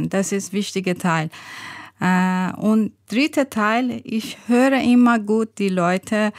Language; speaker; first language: German; non-native, learner; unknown